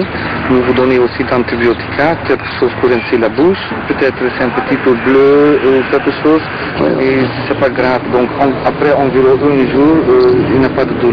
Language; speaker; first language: French; non-native, learner; Turkish